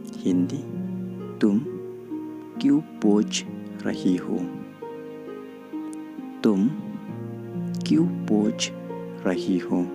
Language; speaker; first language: Hindi; non-native, local second language; Khasi